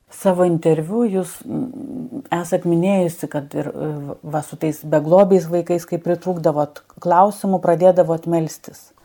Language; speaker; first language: Lithuanian; native; Lithuanian